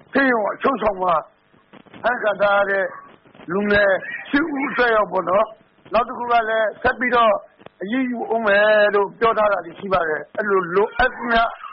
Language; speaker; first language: Burmese; native; Burmese